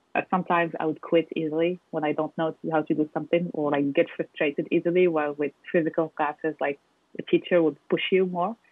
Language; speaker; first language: English; non-native, fluent; Arabic